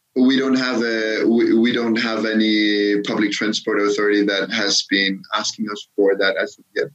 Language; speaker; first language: English; non-native, fluent; Danish